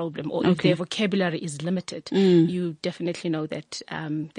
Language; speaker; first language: English; non-native, local second language; Tswana